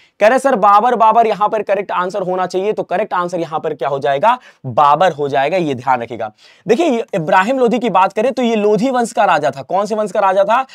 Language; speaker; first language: Hindi; native; Hindi